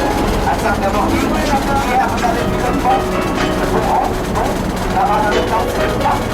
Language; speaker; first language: French; non-native, learner; Vietnamese